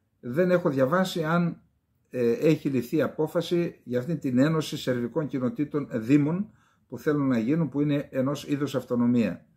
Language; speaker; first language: Greek; native; Greek